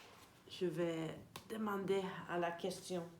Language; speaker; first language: French; non-native, learner; Swedish